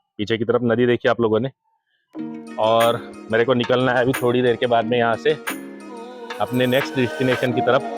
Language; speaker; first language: Hindi; non-native, local second language; Marathi